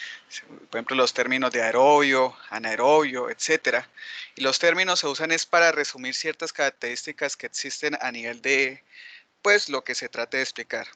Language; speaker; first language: Spanish; native; Spanish